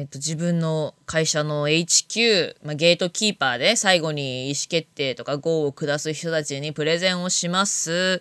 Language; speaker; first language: Japanese; native; Japanese